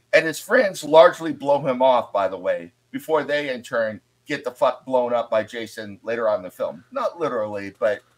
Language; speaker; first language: English; native; English